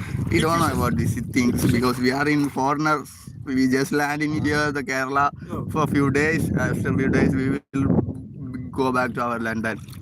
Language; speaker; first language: English; non-native, local second language; Malayalam